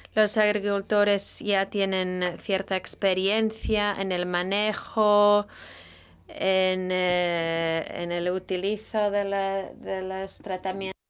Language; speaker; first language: Spanish; non-native, fluent; Italian